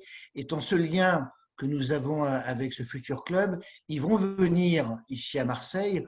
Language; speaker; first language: French; native; French